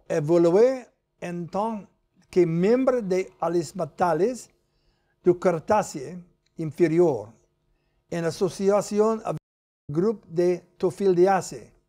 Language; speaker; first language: French; non-native, learner; English